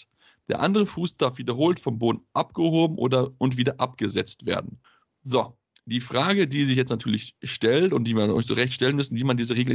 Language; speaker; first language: German; native; German